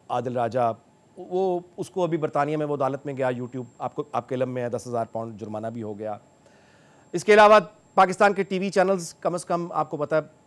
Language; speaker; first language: Urdu; native; Urdu